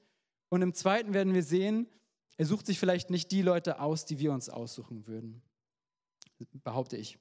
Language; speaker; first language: German; native; German